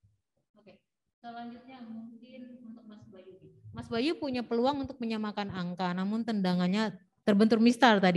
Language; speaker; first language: Indonesian; native; Indonesian